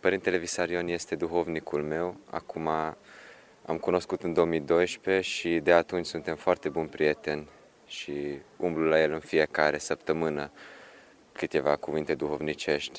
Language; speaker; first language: Romanian; early bilingual, heritage; Romanian